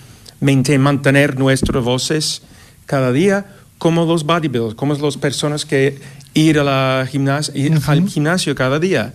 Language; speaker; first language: Spanish; non-native, fluent; English